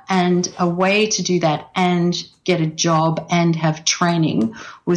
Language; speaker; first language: English; native; English